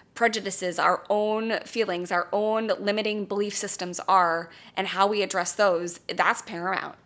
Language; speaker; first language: English; native; English